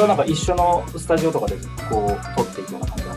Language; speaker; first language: Japanese; native; Japanese